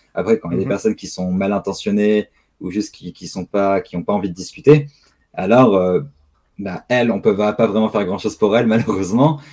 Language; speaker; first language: French; native; French